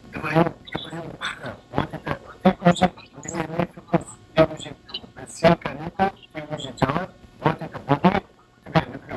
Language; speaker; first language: Russian; non-native, learner; Uzbek